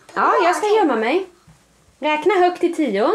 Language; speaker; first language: Swedish; native; Swedish